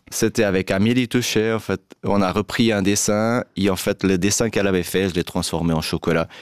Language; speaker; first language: French; non-native, fluent; Portuguese